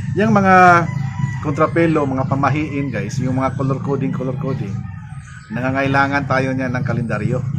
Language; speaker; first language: Filipino; non-native, local second language; Cebuano